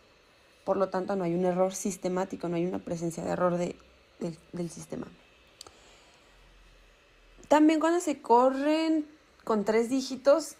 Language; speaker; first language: Spanish; native; Spanish